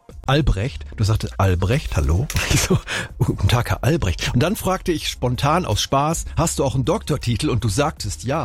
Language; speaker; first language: German; native; German